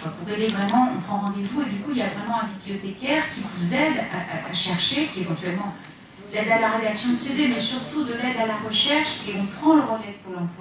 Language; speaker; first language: French; native; French